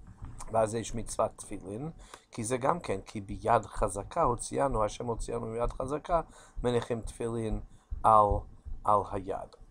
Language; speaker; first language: Hebrew; non-native, fluent; English